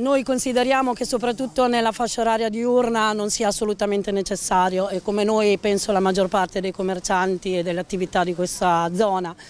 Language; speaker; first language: Italian; native; Italian